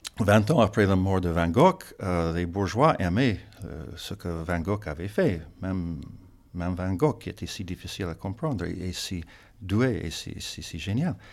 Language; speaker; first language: French; non-native, fluent; English